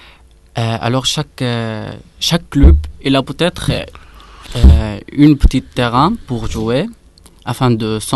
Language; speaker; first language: French; non-native, fluent; Arabic